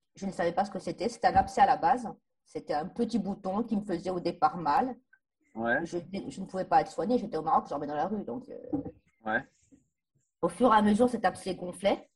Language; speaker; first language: French; native; French